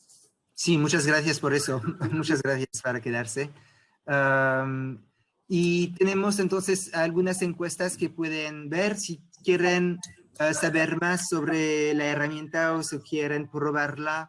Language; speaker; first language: Spanish; non-native, fluent; French